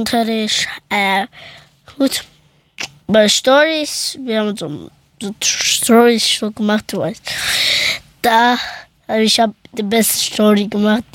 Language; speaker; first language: German; early bilingual, other home language; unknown